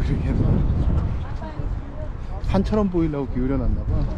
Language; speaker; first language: Korean; native; Korean